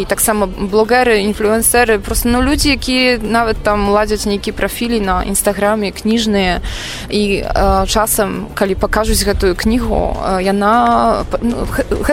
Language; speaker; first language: Belarusian; non-native, fluent; Polish